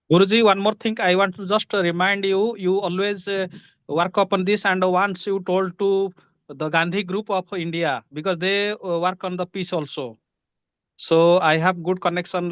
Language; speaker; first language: English; non-native, fluent; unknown